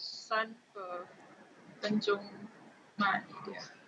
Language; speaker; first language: Chinese; non-native, learner; English